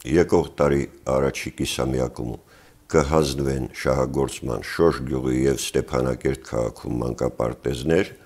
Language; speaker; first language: Armenian; native; Armenian